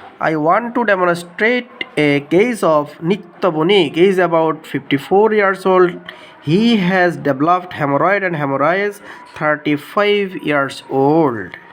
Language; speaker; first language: English; non-native, local second language; Bangla